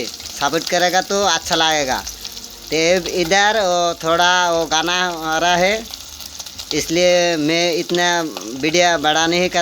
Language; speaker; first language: Hindi; non-native, learner; Bangla